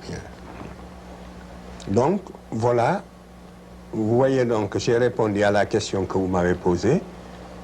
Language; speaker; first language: French; non-native, local second language; Wolof